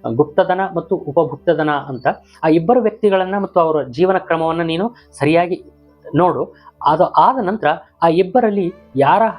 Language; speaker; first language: Kannada; native; Kannada